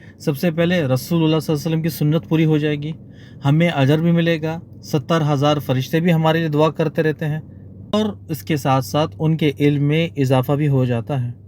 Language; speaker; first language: Urdu; native; Urdu